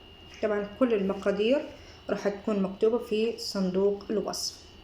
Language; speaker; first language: Arabic; native; Arabic